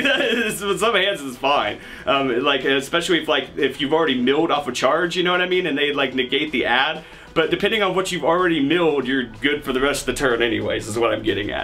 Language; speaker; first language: English; native; English